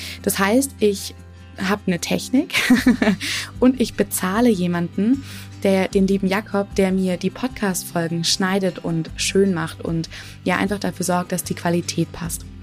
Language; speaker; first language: German; native; German